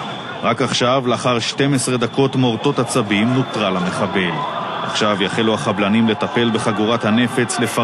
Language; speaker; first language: Hebrew; native; Hebrew